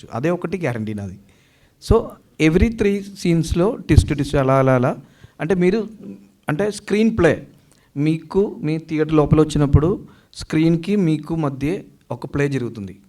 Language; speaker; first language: Telugu; non-native, local second language; Malayalam